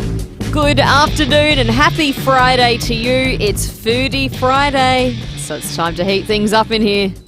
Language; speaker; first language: English; native; English